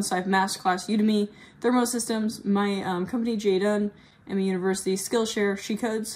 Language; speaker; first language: English; native; English